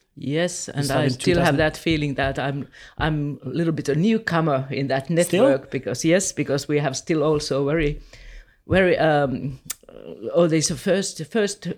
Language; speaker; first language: English; non-native, fluent; Finnish